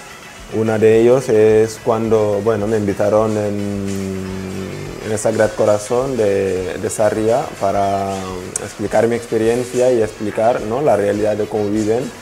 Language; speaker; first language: Spanish; non-native, fluent; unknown